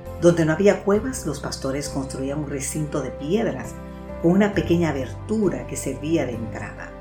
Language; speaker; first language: Spanish; native; Spanish